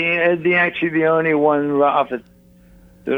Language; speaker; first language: English; native; English